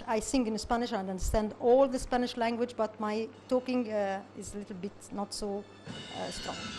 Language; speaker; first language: English; non-native, learner; Arabic